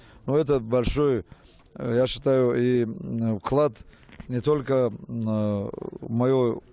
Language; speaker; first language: Russian; non-native, local second language; Avaric